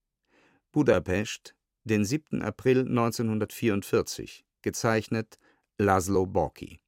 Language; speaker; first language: German; native; German